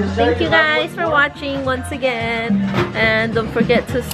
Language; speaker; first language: English; early bilingual, other home language; Spanish